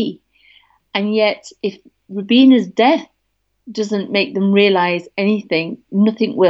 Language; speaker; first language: English; native; English